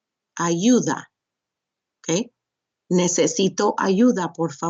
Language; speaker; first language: Spanish; non-native, fluent; English